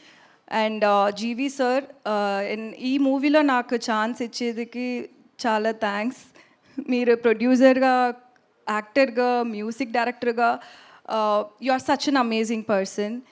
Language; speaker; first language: Telugu; non-native, local second language; Tamil